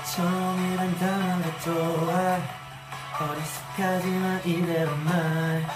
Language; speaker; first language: Korean; early bilingual, heritage; Korean